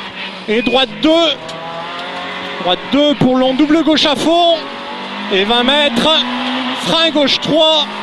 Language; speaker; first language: French; native; French